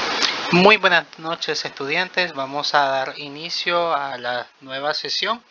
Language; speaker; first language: Spanish; native; Spanish